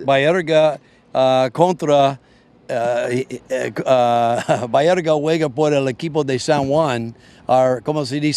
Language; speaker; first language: Spanish; non-native, learner; English